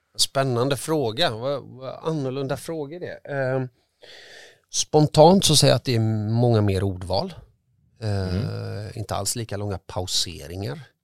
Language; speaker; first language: Swedish; early bilingual, other home language; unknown